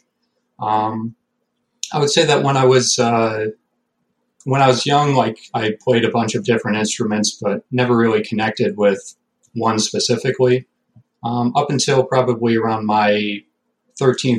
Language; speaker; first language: English; native; English